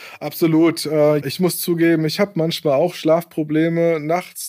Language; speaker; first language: German; native; German